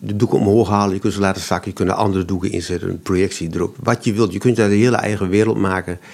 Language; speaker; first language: Dutch; native; Dutch